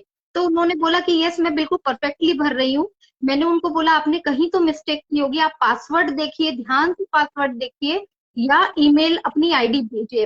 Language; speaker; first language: Hindi; native; Hindi